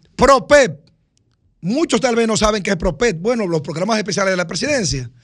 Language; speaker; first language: Spanish; native; Spanish